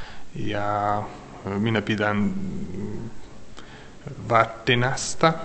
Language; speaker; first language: Finnish; non-native, learner; Hungarian